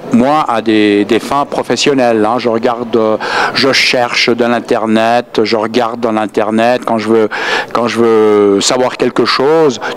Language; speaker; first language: French; native; French